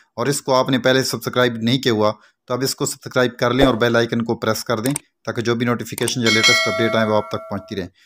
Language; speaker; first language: Urdu; non-native, local second language; Punjabi